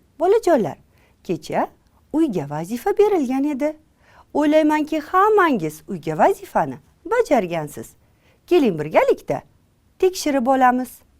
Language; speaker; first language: Uzbek; native; Uzbek